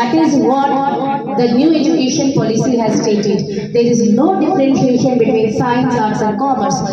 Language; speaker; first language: English; non-native, local second language; Bangla